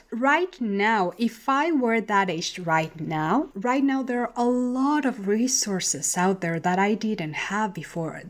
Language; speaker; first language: English; non-native, fluent; Spanish